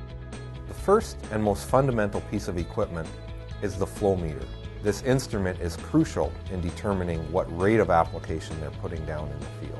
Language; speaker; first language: English; native; English